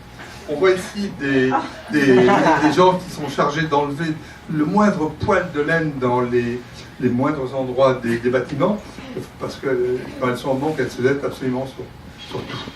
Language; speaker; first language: French; native; French